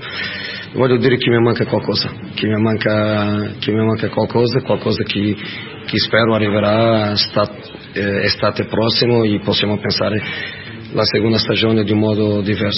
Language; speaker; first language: Italian; non-native, fluent; Portuguese